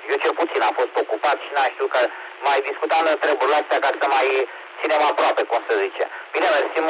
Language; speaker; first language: Romanian; native; Romanian